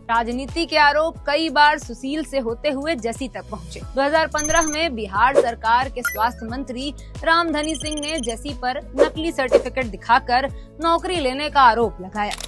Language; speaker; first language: Hindi; native; Hindi